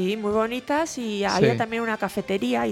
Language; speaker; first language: Spanish; native; Spanish